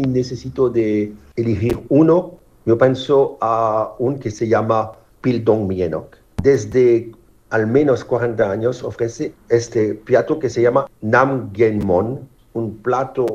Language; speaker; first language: Spanish; non-native, learner; French